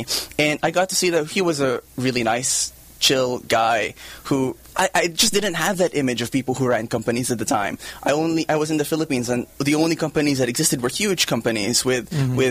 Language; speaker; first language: English; non-native, local second language; Filipino